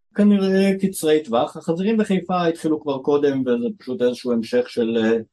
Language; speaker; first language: Hebrew; native; Hebrew